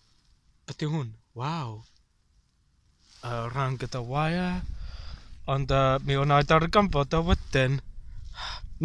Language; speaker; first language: Welsh; non-native, learner; English